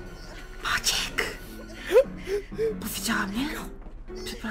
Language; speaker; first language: Polish; native; Polish